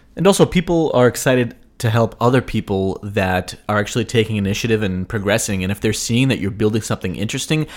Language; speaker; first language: English; early bilingual, other home language; Russian